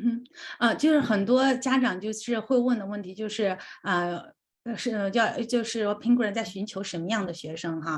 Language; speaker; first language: Chinese; native; Chinese